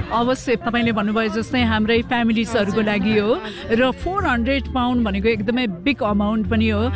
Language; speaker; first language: Nepali; native; Nepali